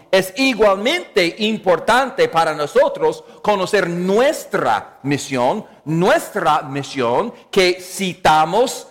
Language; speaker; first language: Spanish; non-native, fluent; English